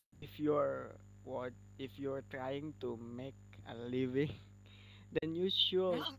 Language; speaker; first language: English; non-native, learner; Indonesian